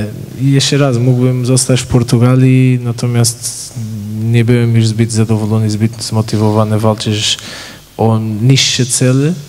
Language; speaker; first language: Polish; non-native, fluent; Portuguese